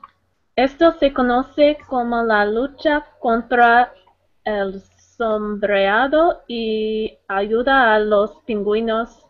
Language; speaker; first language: Spanish; non-native, learner; English